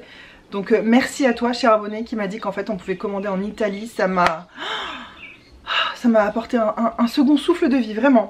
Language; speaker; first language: French; native; French